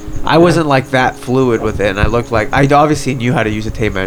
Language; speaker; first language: English; early bilingual, other home language; Polish